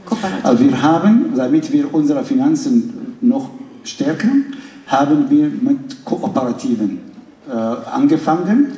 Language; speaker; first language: German; non-native, fluent; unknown